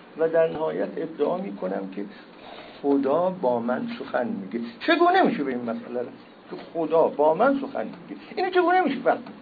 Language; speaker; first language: Persian; non-native, local second language; Azerbaijani